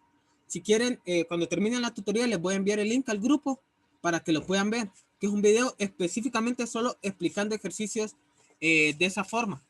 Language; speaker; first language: Spanish; native; Spanish